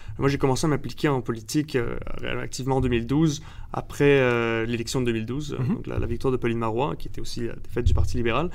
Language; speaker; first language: French; early bilingual, other home language; Spanish